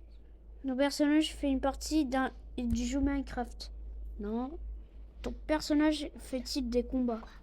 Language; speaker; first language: French; non-native, local second language; Arabic